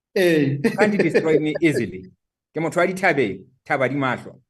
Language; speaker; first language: English; non-native, local second language; Southern Sotho